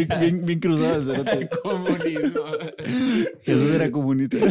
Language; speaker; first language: Spanish; native; Spanish